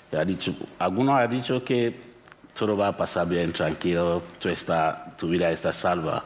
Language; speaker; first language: Spanish; non-native, learner; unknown